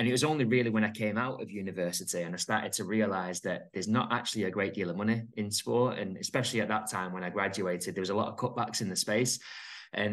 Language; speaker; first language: English; native; English